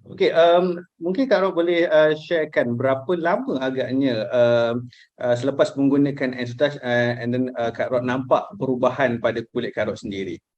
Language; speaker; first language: Malay; native; Malay